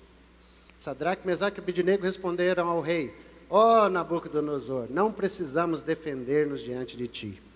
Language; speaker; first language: Portuguese; native; Portuguese